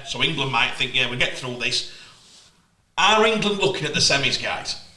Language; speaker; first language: English; native; English